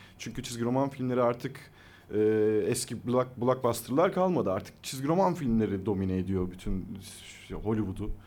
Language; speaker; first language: Turkish; native; Turkish